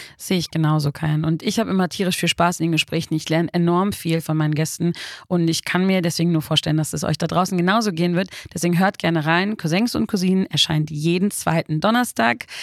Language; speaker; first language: German; early bilingual, other home language; Turkish